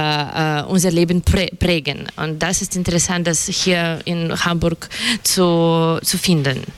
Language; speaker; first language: German; non-native, fluent; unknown